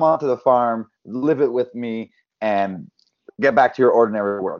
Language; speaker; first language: English; non-native, fluent; French